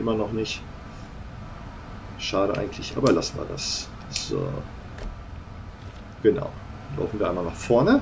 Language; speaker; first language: German; native; German